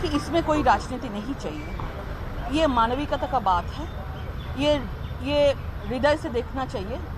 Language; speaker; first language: Hindi; non-native, local second language; Bangla